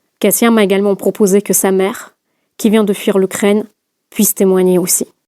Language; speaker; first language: French; non-native, fluent; Russian